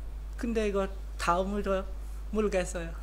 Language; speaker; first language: Korean; non-native, learner; Khmer